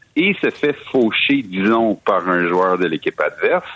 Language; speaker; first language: French; native; French